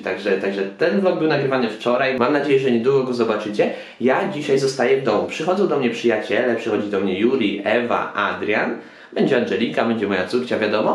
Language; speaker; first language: Polish; native; Polish